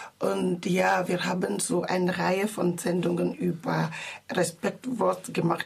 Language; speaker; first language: German; non-native, learner; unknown